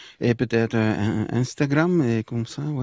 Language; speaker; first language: French; non-native, local second language; Dutch